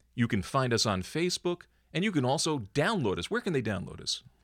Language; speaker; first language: English; native; English